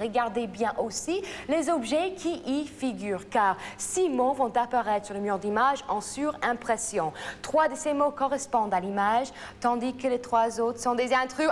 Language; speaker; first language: French; non-native, fluent; English